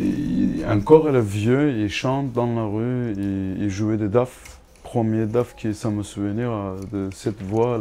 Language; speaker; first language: French; non-native, learner; Kurdish